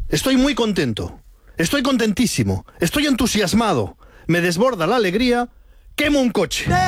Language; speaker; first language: Spanish; native; Spanish